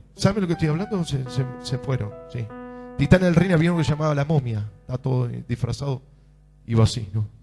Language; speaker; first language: Spanish; native; Spanish